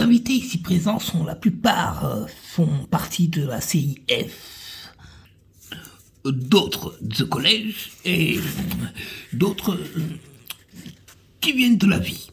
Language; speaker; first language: French; native; French